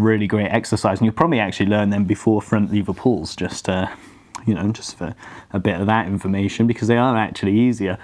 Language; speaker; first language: English; native; English